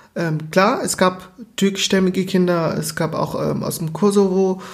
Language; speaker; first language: German; early bilingual, other home language; Portuguese